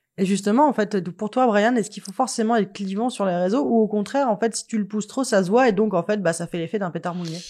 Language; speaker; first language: French; native; French